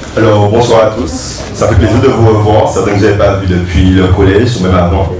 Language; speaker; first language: French; native; French